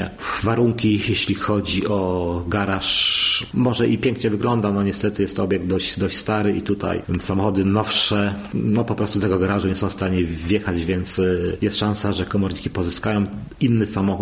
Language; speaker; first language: Polish; native; Polish